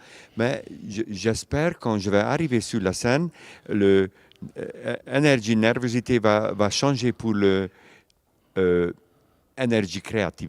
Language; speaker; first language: French; non-native, learner; Hungarian